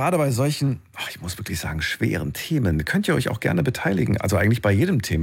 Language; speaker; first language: German; native; German